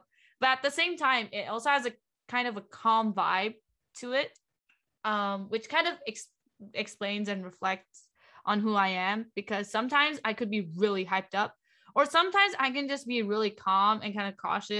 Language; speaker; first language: English; non-native, fluent; Vietnamese